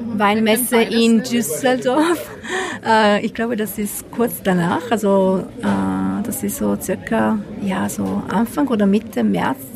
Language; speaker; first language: German; non-native, fluent; Italian